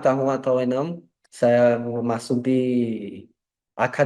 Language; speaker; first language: Indonesian; non-native, learner; Portuguese